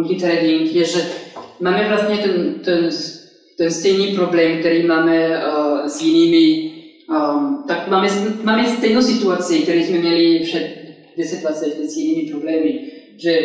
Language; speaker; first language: Czech; non-native, fluent; French